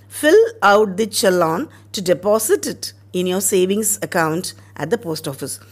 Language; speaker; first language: English; non-native, local second language; Tamil